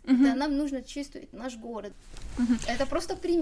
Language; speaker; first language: Russian; non-native, learner; Arabic